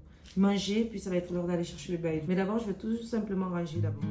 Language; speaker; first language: French; native; French